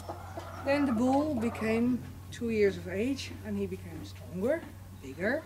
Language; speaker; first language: English; non-native, fluent; Dutch